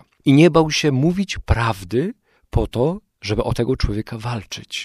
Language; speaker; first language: Polish; native; Polish